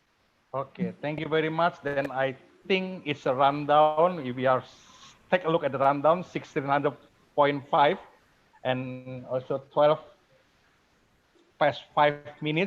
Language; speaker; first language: English; non-native, fluent; Indonesian